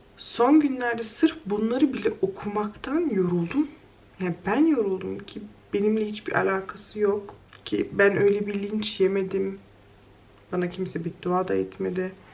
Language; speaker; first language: Turkish; native; Turkish